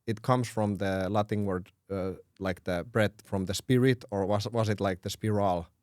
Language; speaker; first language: English; non-native, fluent; Finnish